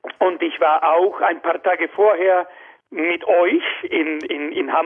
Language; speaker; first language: German; non-native, fluent; Spanish